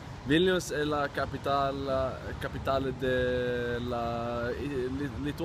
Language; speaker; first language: Italian; non-native, learner; Swedish